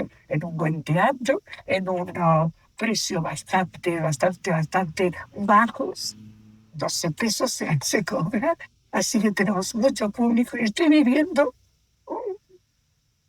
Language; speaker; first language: Spanish; native; Spanish